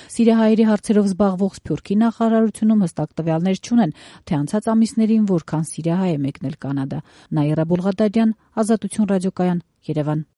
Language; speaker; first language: Armenian; native; Armenian